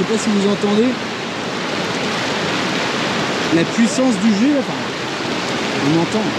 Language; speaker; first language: French; native; French